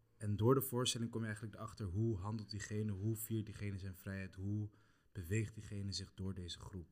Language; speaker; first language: Dutch; early bilingual, other home language; Kabuverdianu